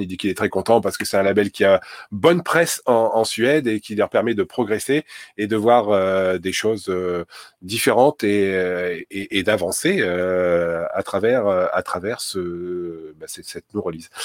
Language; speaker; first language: French; native; French